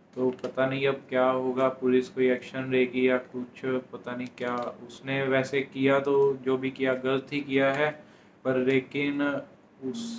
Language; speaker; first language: Hindi; non-native, local second language; Punjabi